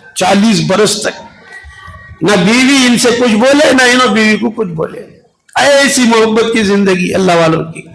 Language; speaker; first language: Urdu; native; Urdu